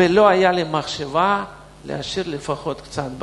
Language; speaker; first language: Hebrew; non-native, fluent; Russian